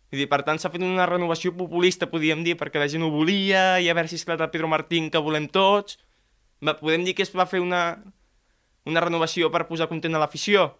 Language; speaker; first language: Catalan; native; Catalan